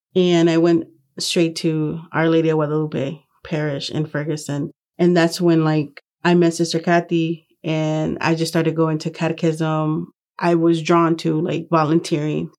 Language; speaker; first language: English; early bilingual, other home language; Spanish